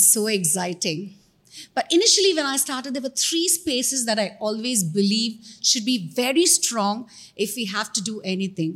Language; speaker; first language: English; non-native, local second language; Tamil